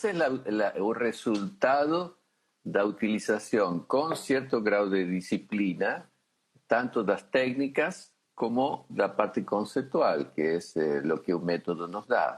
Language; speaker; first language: Portuguese; non-native, fluent; Spanish